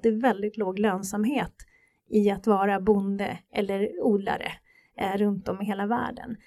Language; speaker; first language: Swedish; native; Swedish